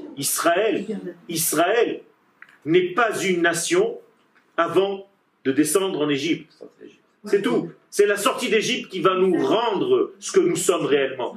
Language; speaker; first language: French; non-native, fluent; Hebrew